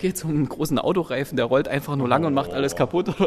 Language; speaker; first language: German; native; German